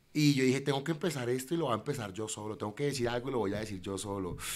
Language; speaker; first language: Spanish; native; Spanish